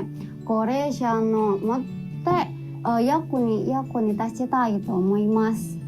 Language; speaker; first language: Japanese; non-native, learner; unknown